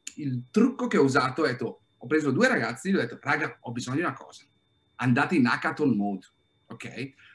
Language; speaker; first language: Italian; native; Italian